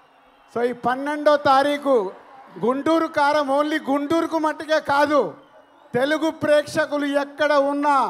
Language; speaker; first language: Telugu; native; Telugu